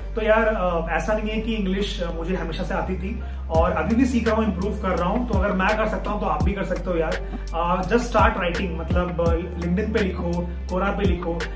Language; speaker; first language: Hindi; native; Hindi